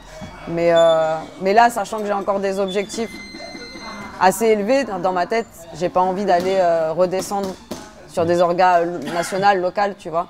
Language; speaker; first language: French; native; French